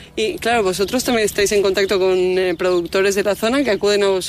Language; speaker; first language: Spanish; native; Spanish